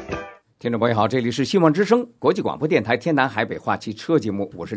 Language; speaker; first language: Chinese; native; Chinese